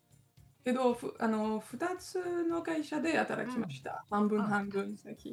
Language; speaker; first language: Japanese; non-native, learner; French